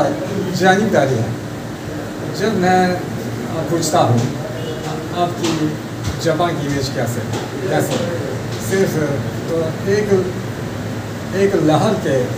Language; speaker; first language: Hindi; non-native, learner; Japanese